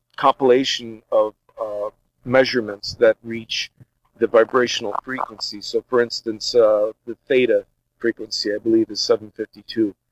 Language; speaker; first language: English; early bilingual, other home language; Portuguese